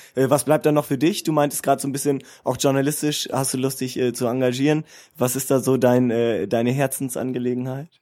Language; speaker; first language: German; native; German